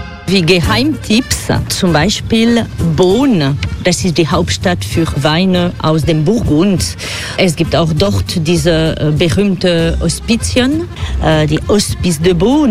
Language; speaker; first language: German; non-native, fluent; French